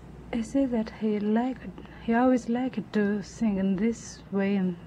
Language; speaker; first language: English; non-native, fluent; Portuguese